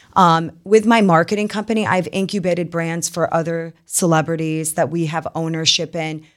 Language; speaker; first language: English; native; English